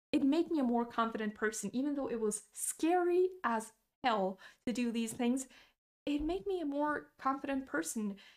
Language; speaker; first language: English; non-native, fluent; Portuguese